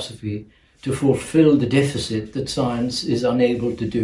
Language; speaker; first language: English; non-native, local second language; Gujarati